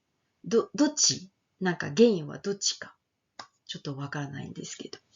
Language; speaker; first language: Japanese; non-native, fluent; French